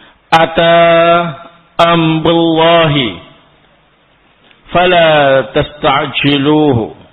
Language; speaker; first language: Arabic; non-native, fluent; Indonesian